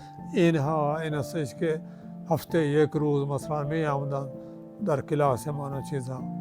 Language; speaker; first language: Persian; non-native, fluent; Urdu